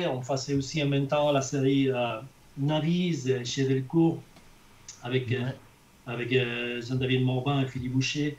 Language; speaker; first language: French; non-native, fluent; Spanish